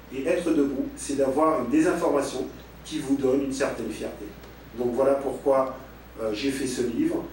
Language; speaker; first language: French; native; French